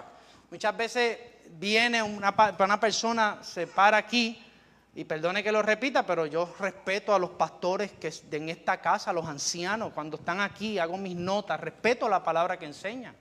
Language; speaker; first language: Spanish; native; Spanish